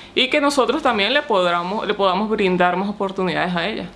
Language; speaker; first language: Spanish; native; Spanish